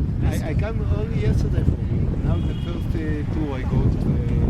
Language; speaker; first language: English; non-native, learner; Hebrew